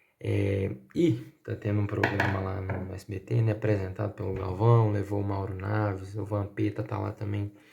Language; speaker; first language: Portuguese; native; Portuguese